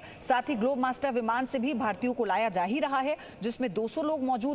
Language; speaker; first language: Hindi; native; Hindi